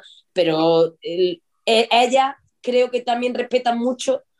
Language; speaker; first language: Spanish; native; Spanish